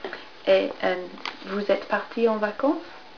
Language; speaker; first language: French; non-native, fluent; English